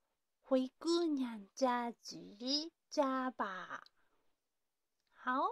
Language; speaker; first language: Chinese; non-native, learner; Japanese